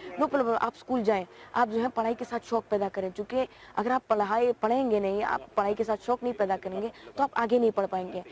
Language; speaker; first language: Urdu; non-native, local second language; Pashto